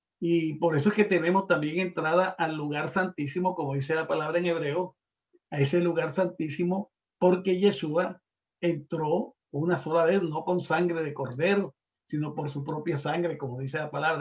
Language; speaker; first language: Spanish; native; Spanish